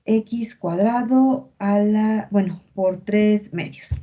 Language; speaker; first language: Spanish; native; Spanish